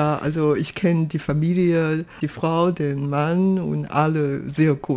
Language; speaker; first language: German; non-native, fluent; Chinese